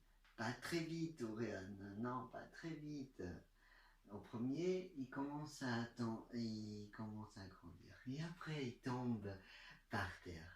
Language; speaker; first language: French; non-native, learner; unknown